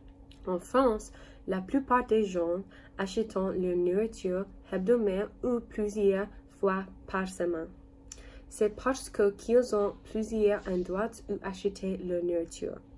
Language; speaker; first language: French; non-native, learner; English